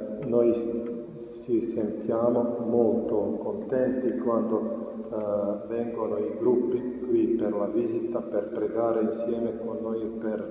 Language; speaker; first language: Italian; non-native, fluent; Croatian